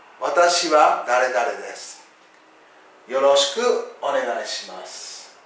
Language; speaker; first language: Japanese; native; Japanese